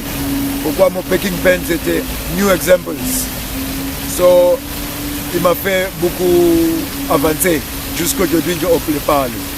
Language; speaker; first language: French; non-native, learner; English